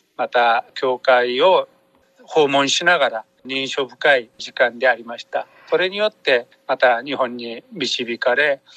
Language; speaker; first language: Japanese; non-native, fluent; Korean